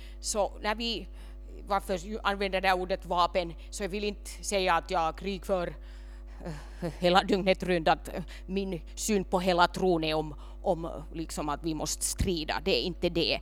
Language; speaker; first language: Swedish; non-native, local second language; Finnish